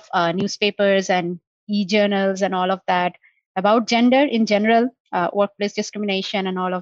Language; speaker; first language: English; non-native, local second language; Bangla